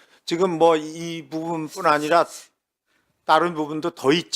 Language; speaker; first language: Korean; native; Korean